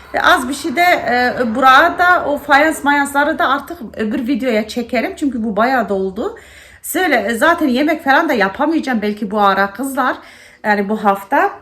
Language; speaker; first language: Turkish; early bilingual, heritage; Turkish